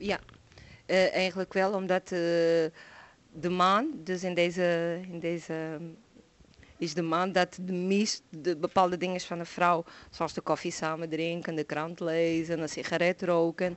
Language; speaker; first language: Dutch; non-native, fluent; Portuguese